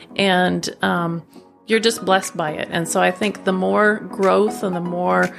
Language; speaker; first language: English; native; English